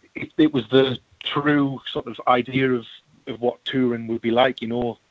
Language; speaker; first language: English; native; English